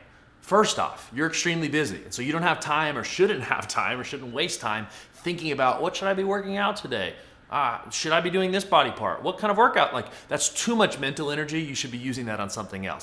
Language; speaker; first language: English; native; English